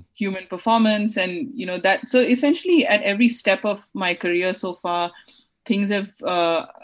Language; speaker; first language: English; non-native, local second language; Hindi